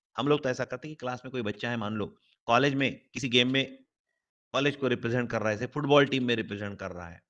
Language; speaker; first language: Hindi; non-native, local second language; Marathi